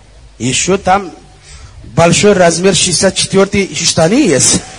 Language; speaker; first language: Russian; non-native, learner; Uzbek